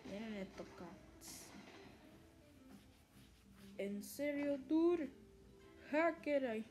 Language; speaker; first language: Spanish; early bilingual, other home language; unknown